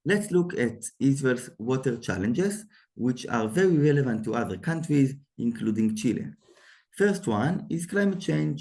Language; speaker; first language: English; non-native, fluent; Hebrew